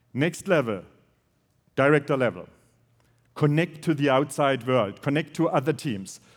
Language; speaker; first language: English; non-native, fluent; German